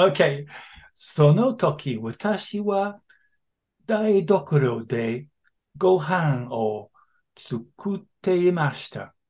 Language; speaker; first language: Japanese; non-native, learner; English